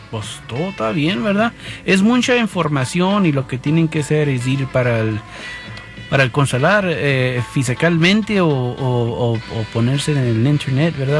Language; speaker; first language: Spanish; early bilingual, heritage; Spanish